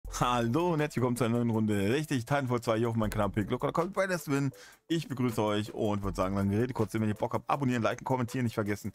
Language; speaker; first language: German; native; German